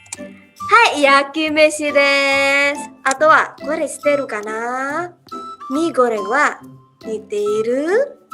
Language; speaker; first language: Japanese; non-native, learner; Indonesian